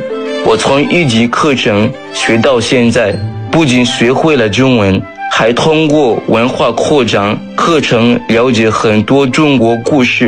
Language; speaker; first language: Chinese; non-native, fluent; French